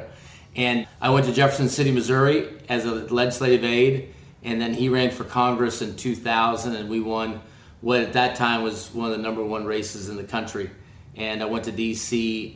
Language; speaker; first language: English; native; English